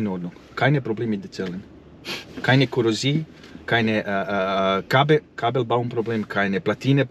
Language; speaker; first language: German; non-native, learner; Croatian